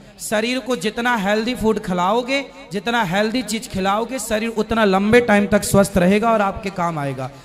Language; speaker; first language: Hindi; native; Hindi